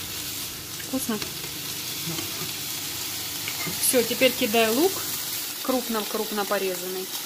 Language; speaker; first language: Russian; native; Russian